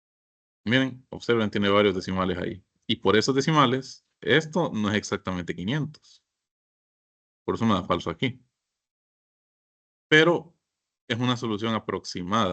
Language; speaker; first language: Spanish; native; Spanish